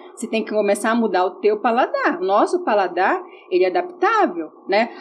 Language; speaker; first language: Portuguese; native; Portuguese